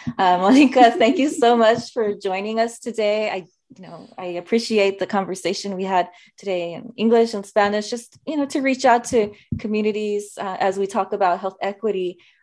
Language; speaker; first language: English; native; English